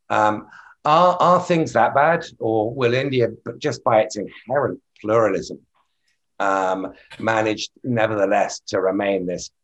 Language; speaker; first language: English; native; English